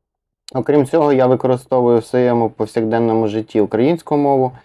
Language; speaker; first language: Ukrainian; non-native, local second language; Russian